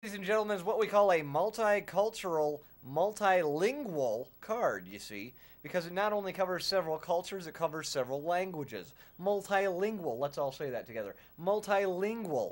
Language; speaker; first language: English; native; English